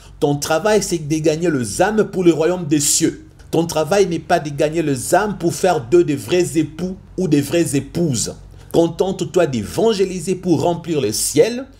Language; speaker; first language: French; non-native, local second language; Lingala